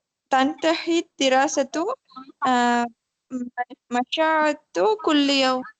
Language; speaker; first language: Arabic; non-native, learner; Tamil